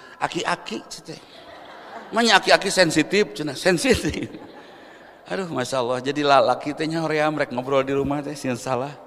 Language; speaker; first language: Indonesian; non-native, local second language; Sundanese